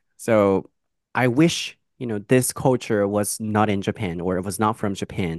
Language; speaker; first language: English; non-native, fluent; Japanese